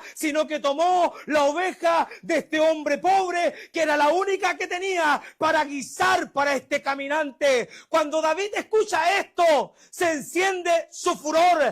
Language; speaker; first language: Spanish; native; Spanish